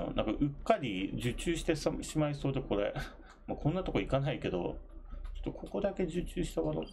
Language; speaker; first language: Japanese; native; Japanese